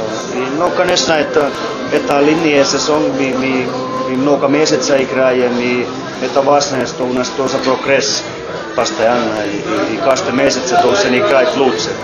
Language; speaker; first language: Russian; non-native, learner; Finnish